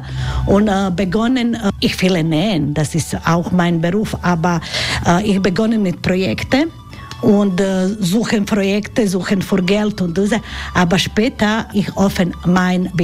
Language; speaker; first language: German; non-native, learner; Croatian